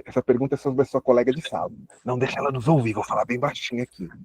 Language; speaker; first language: Portuguese; native; Portuguese